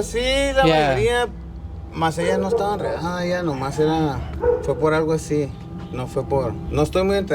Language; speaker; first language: Spanish; native; Spanish